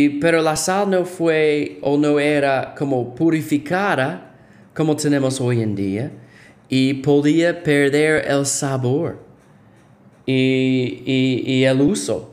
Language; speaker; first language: Spanish; non-native, fluent; English